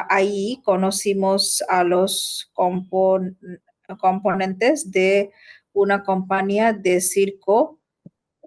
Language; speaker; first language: Spanish; non-native, learner; Bangla